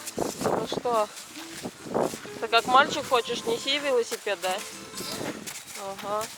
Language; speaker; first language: Russian; native; Russian